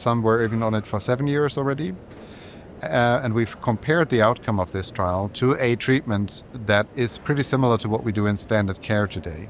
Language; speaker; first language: English; non-native, fluent; German